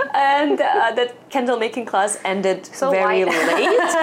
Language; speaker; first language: English; non-native, fluent; Russian